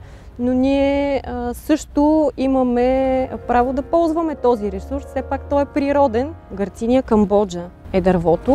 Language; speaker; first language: Bulgarian; native; Bulgarian